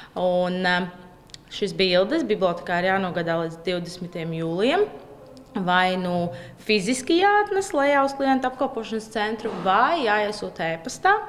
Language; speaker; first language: Latvian; native; Latvian